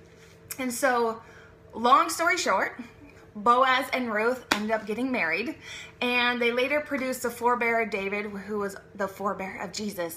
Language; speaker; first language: English; native; English